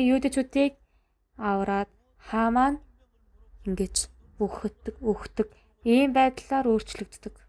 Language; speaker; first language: Mongolian; non-native, fluent; Korean